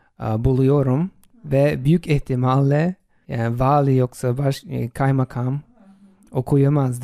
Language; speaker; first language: Turkish; non-native, fluent; English